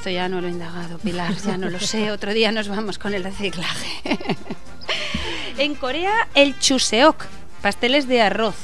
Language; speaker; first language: Spanish; native; Spanish